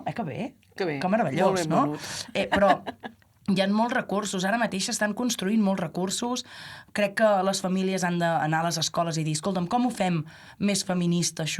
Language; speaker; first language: Catalan; native; Catalan